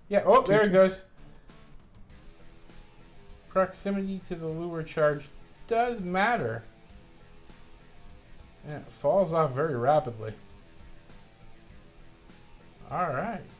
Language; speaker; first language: English; native; English